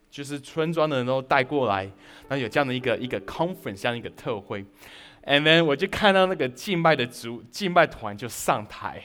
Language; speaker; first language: Chinese; early bilingual, heritage; Chinese